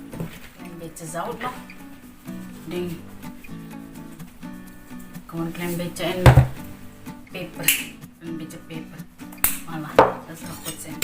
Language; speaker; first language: Dutch; non-native, learner; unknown